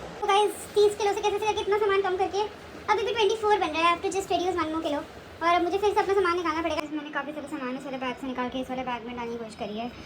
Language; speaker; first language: Hindi; native; Hindi